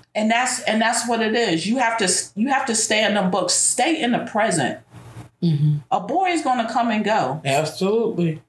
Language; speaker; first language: English; native; English